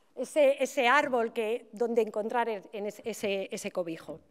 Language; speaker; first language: Spanish; native; Spanish